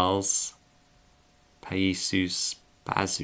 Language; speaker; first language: Catalan; non-native, learner; English